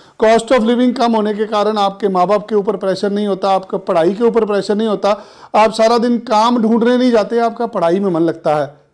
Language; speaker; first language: Hindi; non-native, local second language; Punjabi